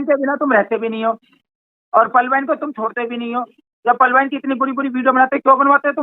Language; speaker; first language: Hindi; native; Hindi